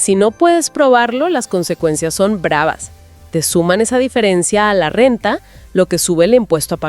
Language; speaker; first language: Spanish; native; Spanish